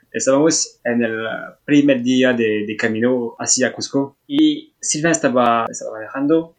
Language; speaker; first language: Spanish; non-native, learner; French